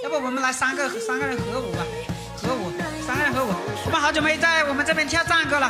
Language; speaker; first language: Chinese; native; Chinese